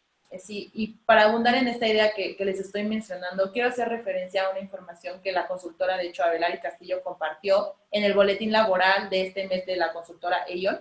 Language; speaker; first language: Spanish; native; Spanish